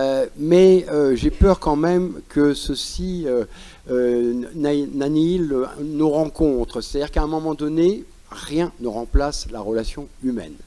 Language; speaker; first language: French; native; French